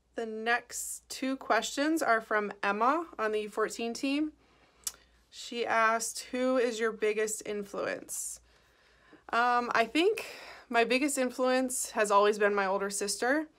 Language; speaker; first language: English; native; English